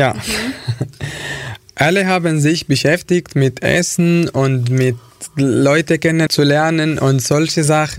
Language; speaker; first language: German; non-native, fluent; Arabic